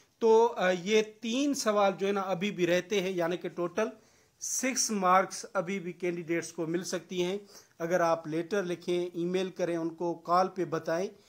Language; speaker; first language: Urdu; non-native, local second language; Sindhi